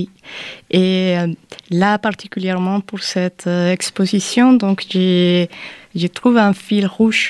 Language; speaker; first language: French; non-native, fluent; Spanish